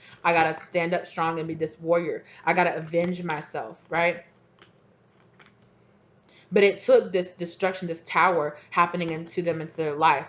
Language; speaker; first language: English; native; English